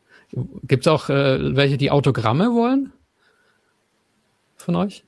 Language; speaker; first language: German; native; German